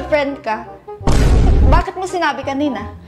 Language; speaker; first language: Filipino; native; Filipino